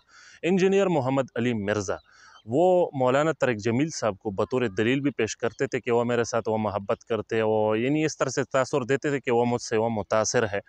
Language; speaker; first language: Urdu; native; Urdu